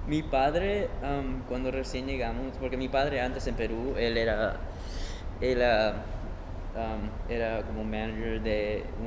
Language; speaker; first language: Spanish; early bilingual, heritage; Spanish